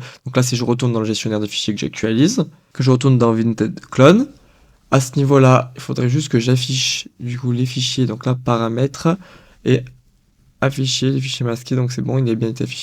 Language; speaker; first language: French; native; French